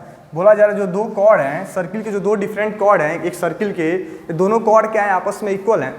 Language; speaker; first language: Hindi; native; Hindi